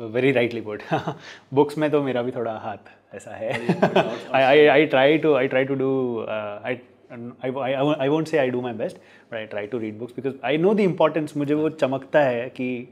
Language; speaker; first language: Hindi; native; Hindi